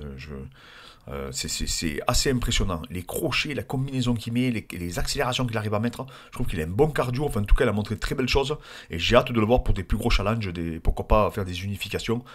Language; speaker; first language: French; native; French